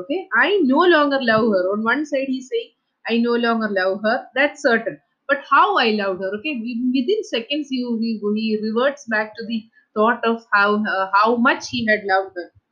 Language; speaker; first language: English; non-native, local second language; Malayalam